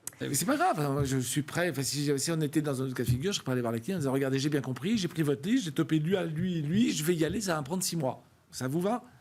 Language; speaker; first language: French; native; French